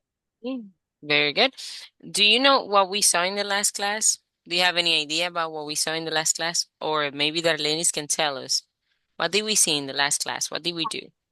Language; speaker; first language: English; non-native, fluent; Spanish